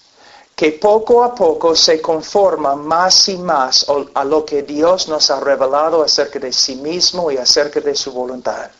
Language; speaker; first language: Spanish; non-native, fluent; English